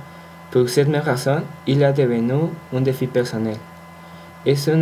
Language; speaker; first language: French; non-native, learner; Spanish